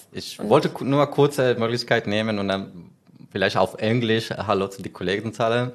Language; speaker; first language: German; non-native, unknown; Spanish